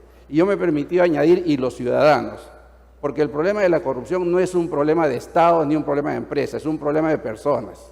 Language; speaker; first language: Spanish; native; Spanish